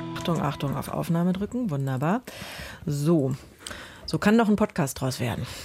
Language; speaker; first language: German; native; German